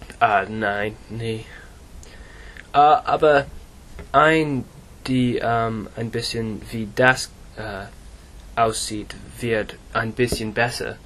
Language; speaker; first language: German; non-native, learner; English